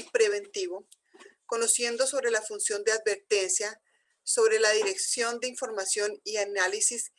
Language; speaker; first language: Spanish; native; Spanish